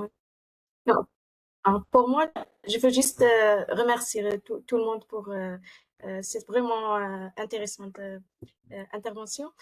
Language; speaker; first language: French; non-native, learner; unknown